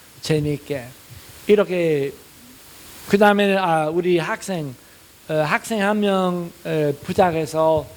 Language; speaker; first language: Korean; non-native, fluent; English